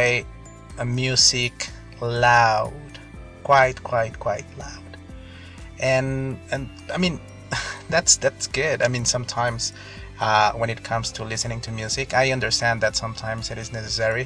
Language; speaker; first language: English; non-native, fluent; Spanish